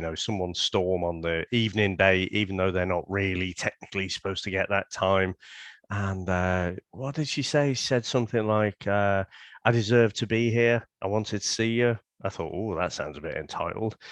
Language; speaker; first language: English; native; English